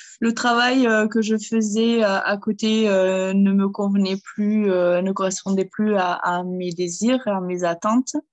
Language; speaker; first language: French; early bilingual, other home language; German